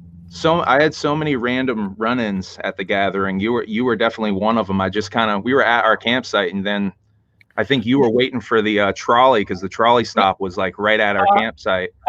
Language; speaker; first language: English; native; English